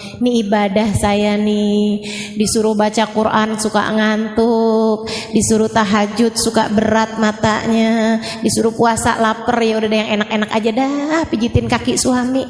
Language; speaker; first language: Indonesian; native; Indonesian